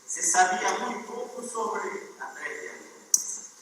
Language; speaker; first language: Portuguese; non-native, fluent; Spanish